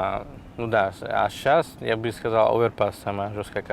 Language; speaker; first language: Russian; non-native, fluent; Slovak